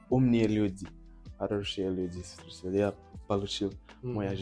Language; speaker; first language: Russian; non-native, learner; Nyanja